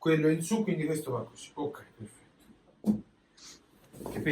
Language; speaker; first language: Italian; native; Italian